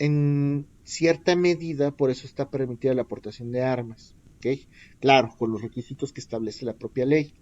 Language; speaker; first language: Spanish; native; Spanish